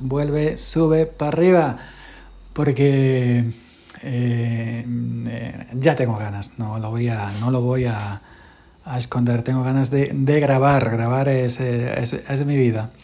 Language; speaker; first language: Spanish; native; Spanish